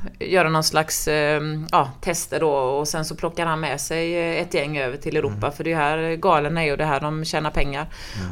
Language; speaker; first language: Swedish; native; Swedish